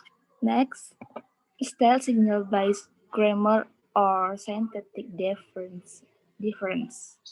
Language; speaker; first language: English; non-native, learner; Balinese